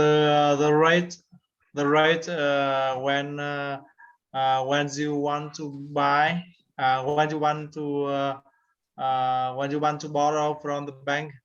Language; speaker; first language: English; non-native, learner; Vietnamese